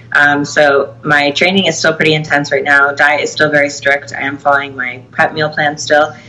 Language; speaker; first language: English; native; English